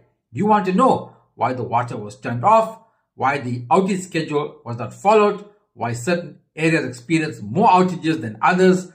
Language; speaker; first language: English; native; English